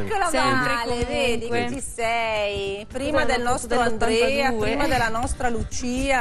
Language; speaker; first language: Italian; native; Italian